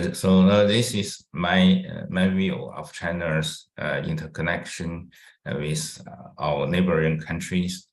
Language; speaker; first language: English; non-native, fluent; Chinese